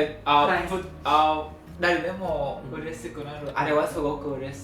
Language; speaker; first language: Japanese; non-native, learner; Vietnamese